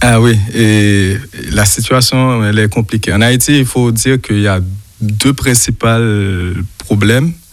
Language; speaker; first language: French; non-native, local second language; Haitian Creole